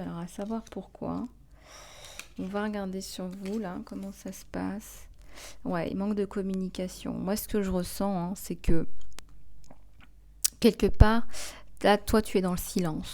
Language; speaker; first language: French; native; French